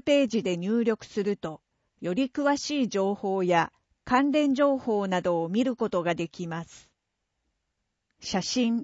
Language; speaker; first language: Japanese; native; Japanese